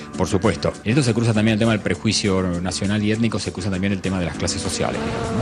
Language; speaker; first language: Spanish; native; Spanish